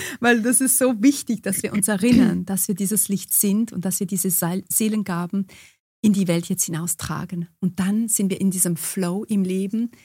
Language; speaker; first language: German; early bilingual, other home language; Romanian